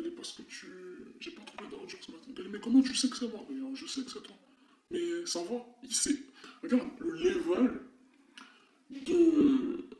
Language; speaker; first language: French; non-native, local second language; Arabic